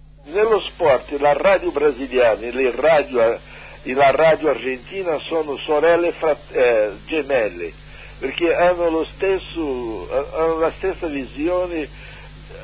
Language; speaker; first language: Italian; non-native, fluent; Portuguese